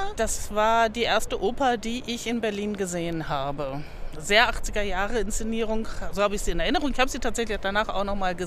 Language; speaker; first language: German; native; German